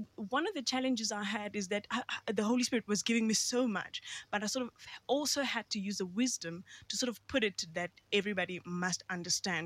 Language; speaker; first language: English; non-native, local second language; Xhosa